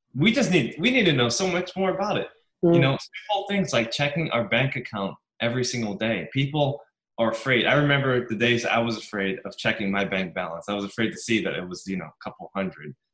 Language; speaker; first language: English; native; English